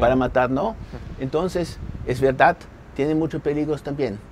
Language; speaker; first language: Spanish; non-native, fluent; German